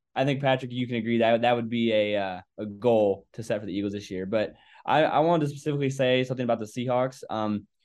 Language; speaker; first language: English; native; English